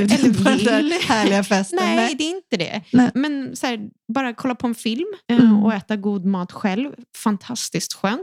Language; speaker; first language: Swedish; native; Swedish